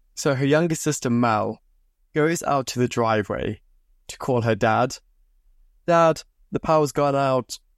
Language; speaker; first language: English; native; English